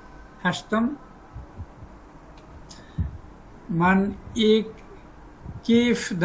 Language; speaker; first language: Persian; non-native, learner; Bangla